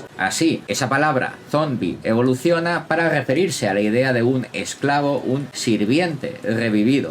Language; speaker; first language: Spanish; native; Spanish